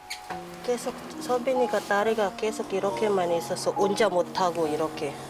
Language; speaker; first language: Korean; non-native, learner; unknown